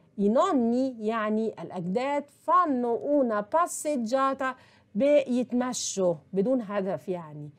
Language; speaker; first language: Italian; non-native, fluent; Arabic